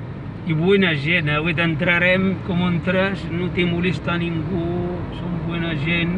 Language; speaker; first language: Catalan; non-native, learner; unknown